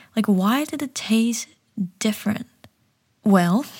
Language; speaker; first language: English; early bilingual, other home language; Chinese